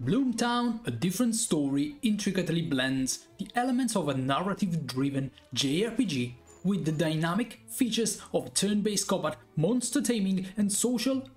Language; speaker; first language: English; non-native, fluent; Italian